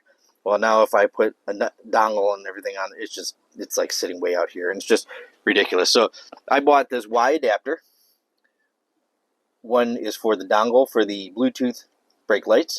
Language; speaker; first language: English; native; English